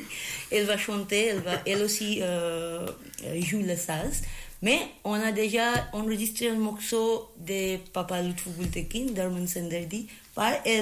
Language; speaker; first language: French; non-native, learner; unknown